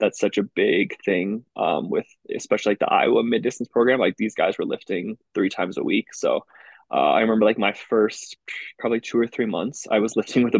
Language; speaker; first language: English; native; English